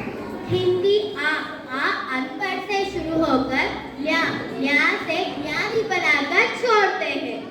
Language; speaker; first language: Hindi; non-native, local second language; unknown